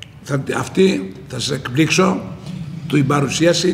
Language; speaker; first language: Greek; native; Greek